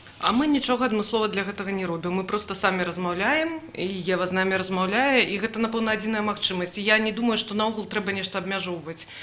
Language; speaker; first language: Belarusian; non-native, local second language; Russian